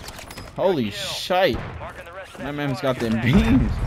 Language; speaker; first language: English; native; English